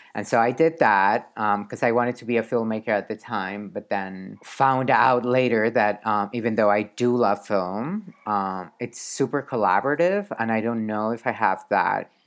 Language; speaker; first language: English; non-native, fluent; Spanish